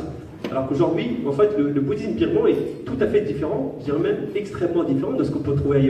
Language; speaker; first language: French; native; French